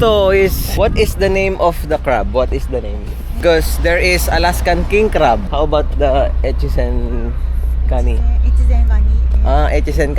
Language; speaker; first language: English; non-native, local second language; Filipino